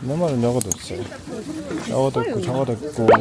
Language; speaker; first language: Korean; non-native, learner; Mongolian